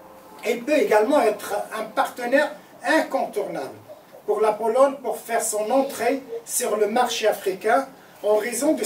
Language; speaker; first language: French; non-native, local second language; Arabic